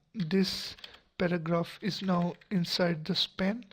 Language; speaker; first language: English; non-native, local second language; Urdu